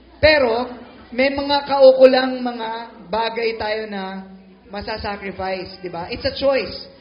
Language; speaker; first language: Filipino; native; Filipino